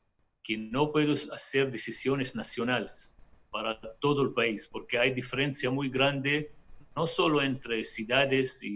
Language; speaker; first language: Spanish; non-native, fluent; Hebrew